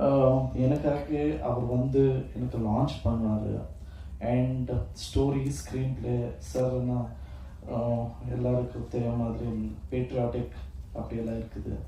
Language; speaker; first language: Tamil; non-native, learner; Kannada